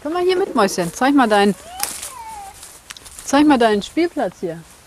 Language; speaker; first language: German; native; German